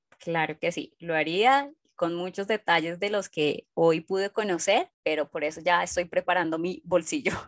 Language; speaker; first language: Spanish; native; Spanish